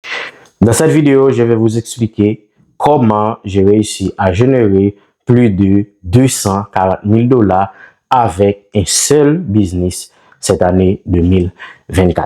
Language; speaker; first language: French; non-native, local second language; Haitian Creole